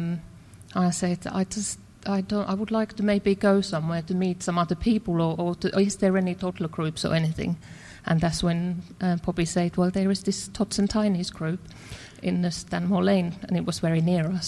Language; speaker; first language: English; non-native, fluent; Finnish